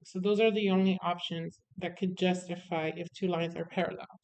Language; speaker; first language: English; native; English